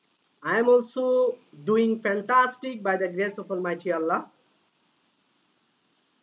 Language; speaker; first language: English; non-native, local second language; Bangla